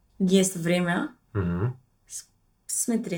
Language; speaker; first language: Russian; non-native, learner; English